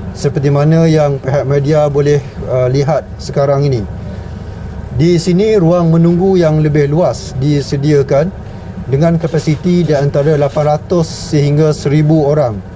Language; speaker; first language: Malay; native; Malay